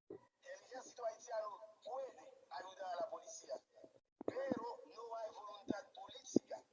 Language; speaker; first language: Spanish; non-native, fluent; Haitian Creole